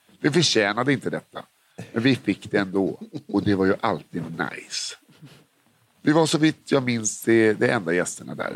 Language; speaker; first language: Swedish; native; Swedish